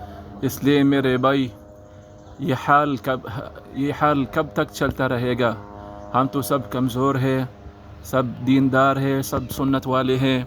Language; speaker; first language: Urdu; non-native, learner; Arabic